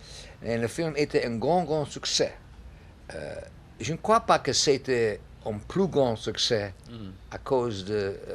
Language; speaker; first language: French; non-native, learner; English